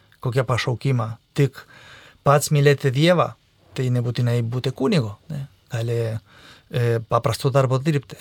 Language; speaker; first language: Lithuanian; non-native, fluent; Spanish